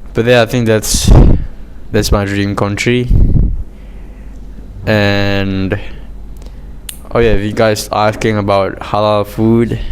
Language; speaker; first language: English; non-native, fluent; Indonesian